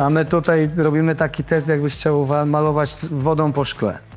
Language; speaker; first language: Polish; native; Polish